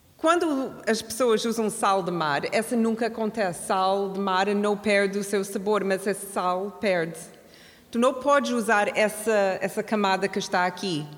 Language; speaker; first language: Portuguese; non-native, fluent; English